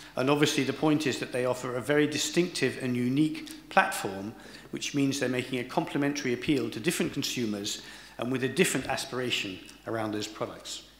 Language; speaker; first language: English; native; English